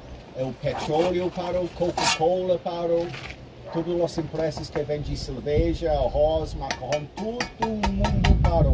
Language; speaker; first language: Portuguese; non-native, fluent; English